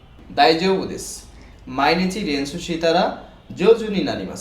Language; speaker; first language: Japanese; non-native, fluent; Bangla